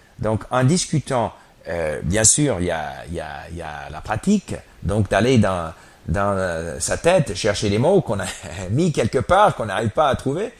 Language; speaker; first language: French; non-native, fluent; English